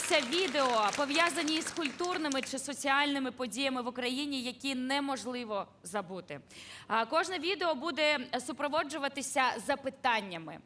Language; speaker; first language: Ukrainian; native; Ukrainian